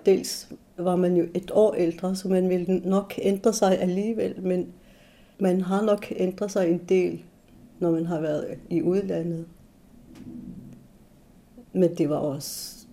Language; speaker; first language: Danish; non-native, local second language; Kalaallisut